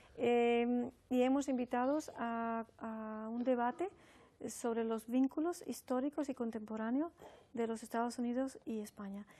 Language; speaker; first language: Spanish; early bilingual, heritage; Spanish